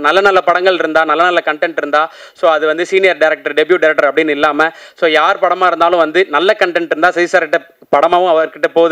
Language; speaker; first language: Tamil; native; Tamil